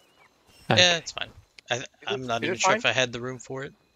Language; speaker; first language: English; native; English